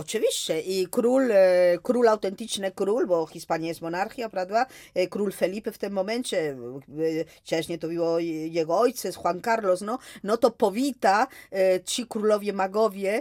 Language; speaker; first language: Polish; non-native, fluent; Spanish